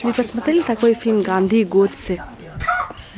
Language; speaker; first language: Russian; non-native, learner; Hindi